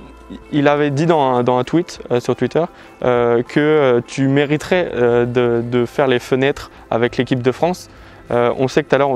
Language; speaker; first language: French; native; French